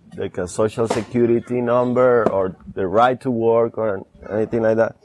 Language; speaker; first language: English; early bilingual, other home language; Spanish